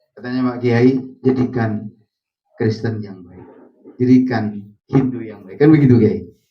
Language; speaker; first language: Indonesian; non-native, local second language; Madurese